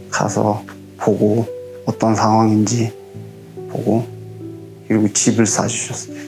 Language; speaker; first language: Korean; non-native, fluent; Mongolian